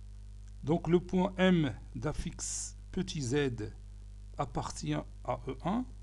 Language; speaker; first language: French; non-native, local second language; Arabic